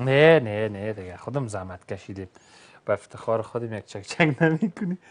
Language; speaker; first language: Persian; native; Persian